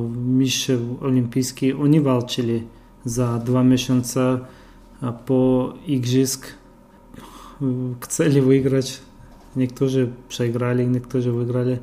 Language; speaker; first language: Polish; non-native, fluent; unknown